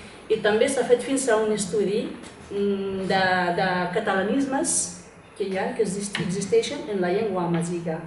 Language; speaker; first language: Catalan; non-native, fluent; Kabyle